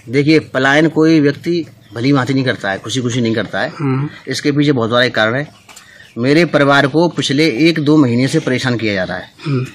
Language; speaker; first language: Hindi; native; Hindi